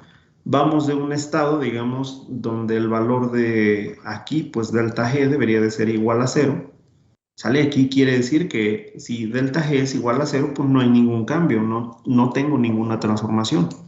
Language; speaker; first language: Spanish; native; Spanish